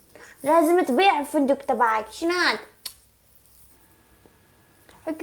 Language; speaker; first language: Arabic; non-native, learner; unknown